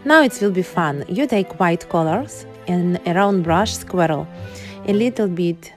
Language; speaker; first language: English; non-native, learner; Ukrainian